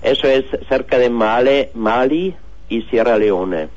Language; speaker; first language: Spanish; non-native, learner; German